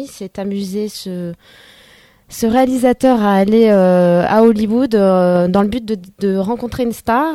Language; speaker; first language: French; native; French